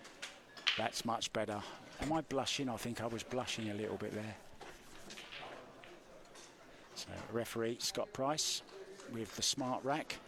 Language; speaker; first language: English; native; English